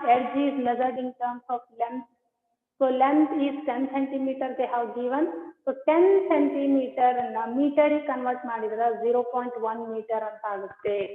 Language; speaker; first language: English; non-native, local second language; Kannada